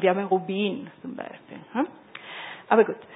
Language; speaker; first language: German; non-native, fluent; Italian